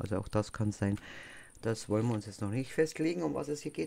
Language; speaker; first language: German; native; German